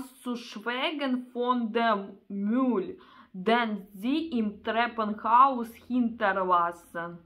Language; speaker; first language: German; non-native, learner; Russian